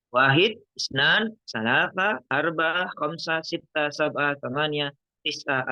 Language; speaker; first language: Arabic; non-native, fluent; Indonesian